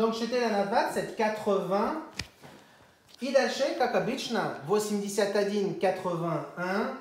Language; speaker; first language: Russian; non-native, fluent; French